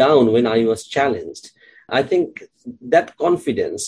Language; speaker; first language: English; non-native, local second language; Bangla